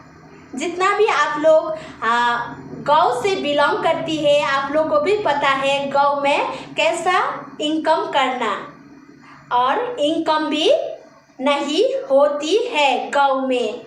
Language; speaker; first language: Hindi; non-native, local second language; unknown